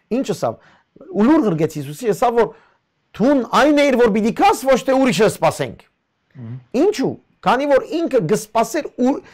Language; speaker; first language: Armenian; early bilingual, heritage; Armenian